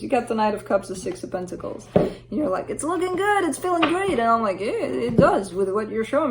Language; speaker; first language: English; native; English